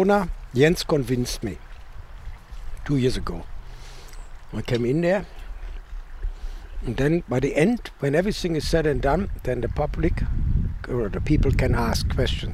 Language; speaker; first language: English; non-native, fluent; German